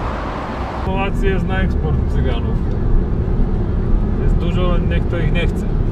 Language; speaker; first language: Polish; non-native, learner; Slovak